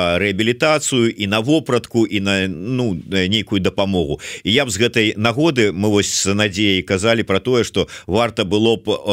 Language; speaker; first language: Belarusian; native; Belarusian